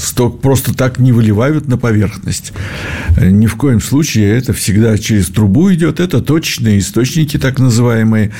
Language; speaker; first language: Russian; native; Russian